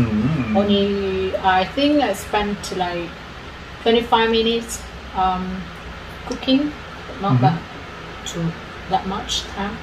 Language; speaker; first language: English; non-native, fluent; Vietnamese